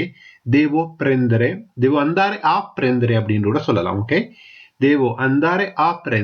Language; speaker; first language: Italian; non-native, fluent; Tamil